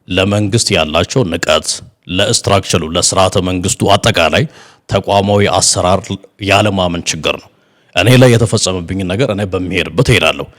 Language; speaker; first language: Amharic; non-native, local second language; Wolaytta